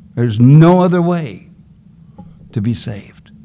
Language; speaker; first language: English; native; English